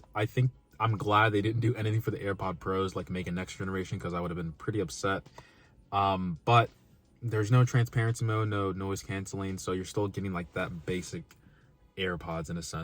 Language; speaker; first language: English; native; English